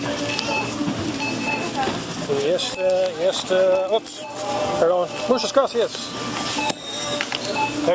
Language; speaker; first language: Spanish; non-native, learner; English